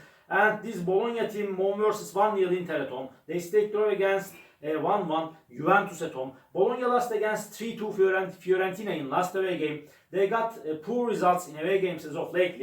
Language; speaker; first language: English; non-native, learner; Turkish